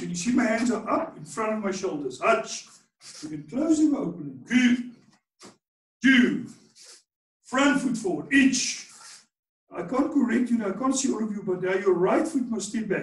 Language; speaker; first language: English; non-native, local second language; Afrikaans